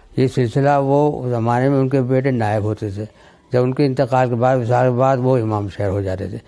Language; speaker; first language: Urdu; native; Urdu